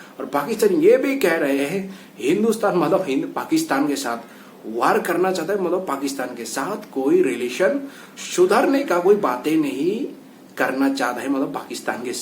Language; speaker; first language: Hindi; non-native, local second language; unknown